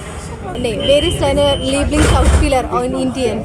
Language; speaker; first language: German; non-native, learner; Malayalam